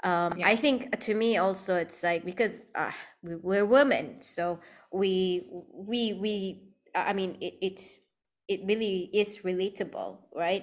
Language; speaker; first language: English; non-native, local second language; Malay